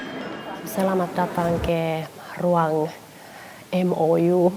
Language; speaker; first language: Indonesian; non-native, fluent; Finnish